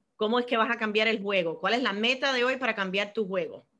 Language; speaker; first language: Spanish; early bilingual, heritage; Spanish